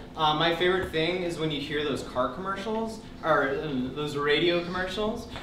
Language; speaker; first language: English; native; English